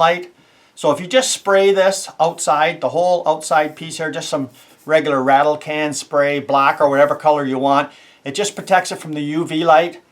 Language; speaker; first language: English; native; English